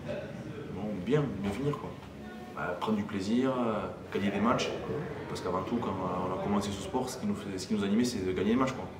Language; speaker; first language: French; native; French